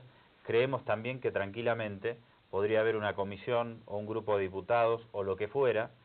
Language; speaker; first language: Spanish; native; Spanish